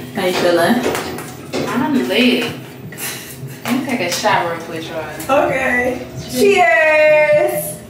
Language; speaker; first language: English; native; English